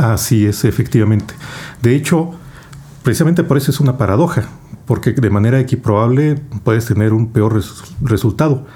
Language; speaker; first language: Spanish; native; Spanish